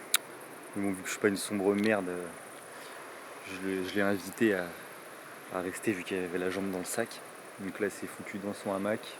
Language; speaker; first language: French; native; French